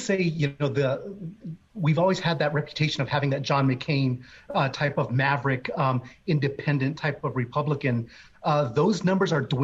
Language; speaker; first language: English; native; English